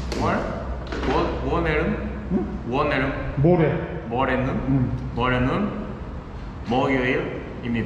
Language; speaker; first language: Korean; non-native, learner; Spanish